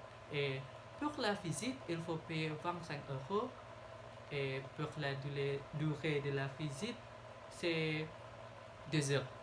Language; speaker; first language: French; non-native, learner; Indonesian